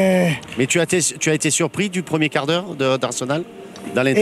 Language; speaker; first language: French; native; French